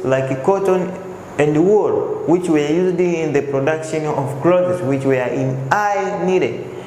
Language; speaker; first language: English; non-native, local second language; Swahili